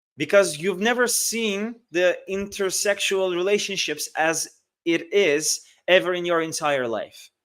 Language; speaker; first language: English; non-native, fluent; Turkish